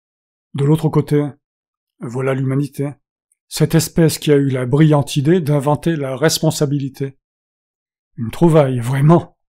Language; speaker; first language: French; native; French